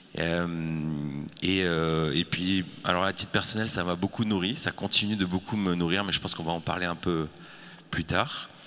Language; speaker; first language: French; native; French